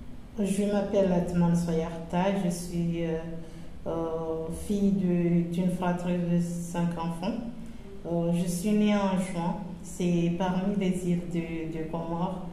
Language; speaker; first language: French; non-native, local second language; Comorian